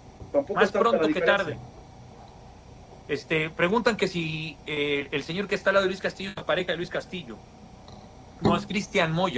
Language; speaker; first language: Spanish; native; Spanish